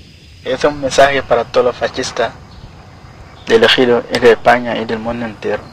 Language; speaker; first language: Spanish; non-native, fluent; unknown